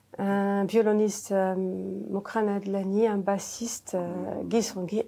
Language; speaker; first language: French; non-native, local second language; Arabic